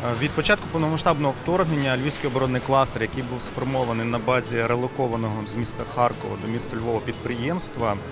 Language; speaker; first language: Ukrainian; native; Ukrainian